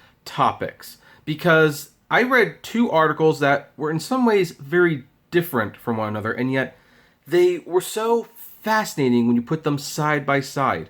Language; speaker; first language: English; native; English